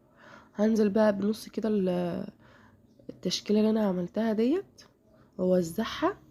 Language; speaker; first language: Arabic; native; Arabic